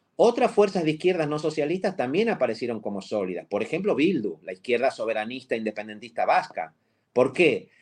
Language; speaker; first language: Spanish; native; Spanish